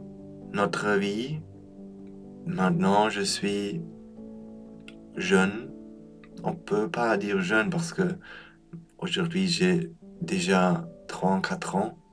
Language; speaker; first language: French; non-native, fluent; German